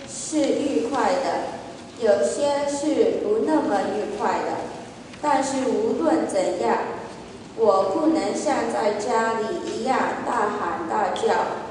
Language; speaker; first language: Chinese; early bilingual, heritage; Chinese